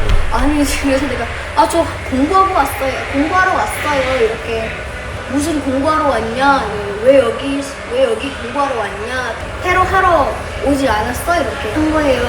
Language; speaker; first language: Korean; non-native, fluent; Indonesian